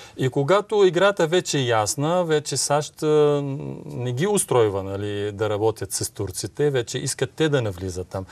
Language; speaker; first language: Bulgarian; non-native, fluent; Arabic